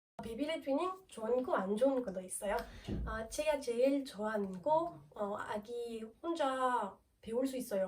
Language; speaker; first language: Korean; non-native, learner; French